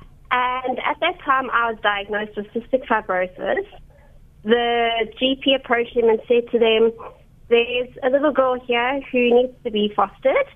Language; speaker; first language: English; native; English